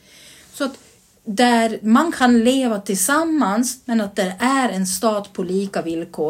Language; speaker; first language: Swedish; native; Swedish